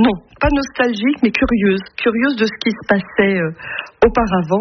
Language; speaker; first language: French; native; French